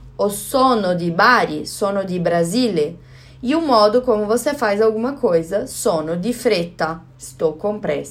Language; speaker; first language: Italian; non-native, learner; Portuguese